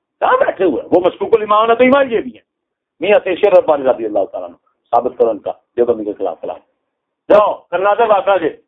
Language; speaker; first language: Urdu; non-native, local second language; Punjabi